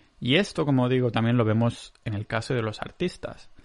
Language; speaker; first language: Spanish; non-native, local second language; Catalan